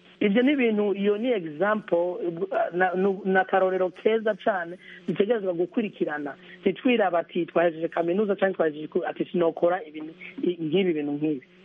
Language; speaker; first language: Rundi; early bilingual, heritage; Rundi